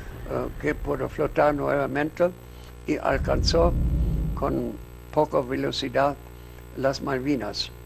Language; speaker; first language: Spanish; non-native, fluent; German